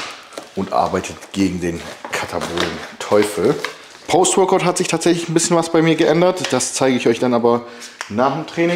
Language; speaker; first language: German; native; German